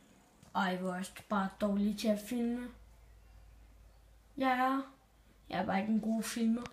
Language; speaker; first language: Danish; native; Danish